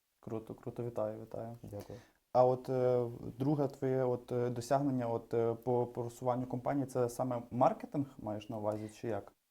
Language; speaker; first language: Ukrainian; native; Ukrainian